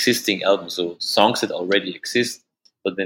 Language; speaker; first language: English; non-native, fluent; German